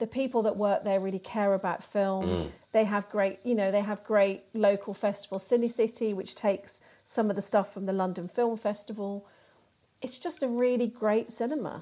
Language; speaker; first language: English; native; English